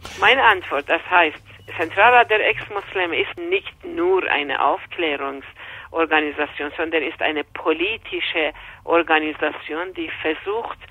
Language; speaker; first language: German; non-native, fluent; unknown